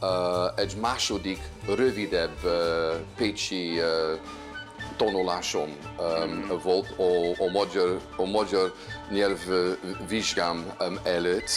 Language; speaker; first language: Hungarian; non-native, fluent; English